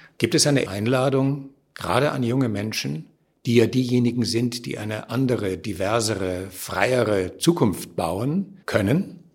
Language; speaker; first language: German; native; German